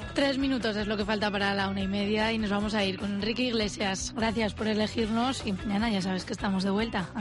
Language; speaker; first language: Spanish; native; Spanish